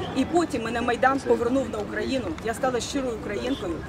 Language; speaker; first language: Ukrainian; native; Ukrainian